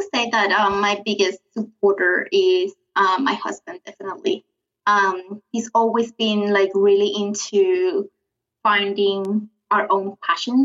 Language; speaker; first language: English; non-native, fluent; Spanish